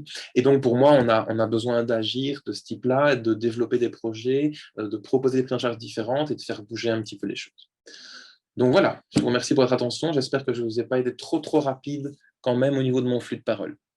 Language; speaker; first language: French; native; French